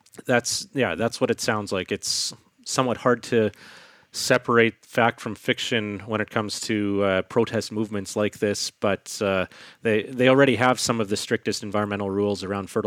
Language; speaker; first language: English; native; English